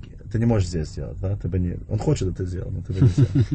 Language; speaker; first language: Russian; early bilingual, heritage; Russian